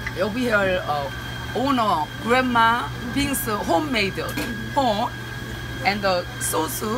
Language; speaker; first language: English; non-native, learner; Korean